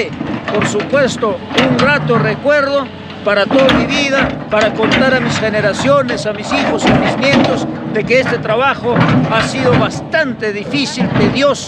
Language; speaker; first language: Spanish; native; Spanish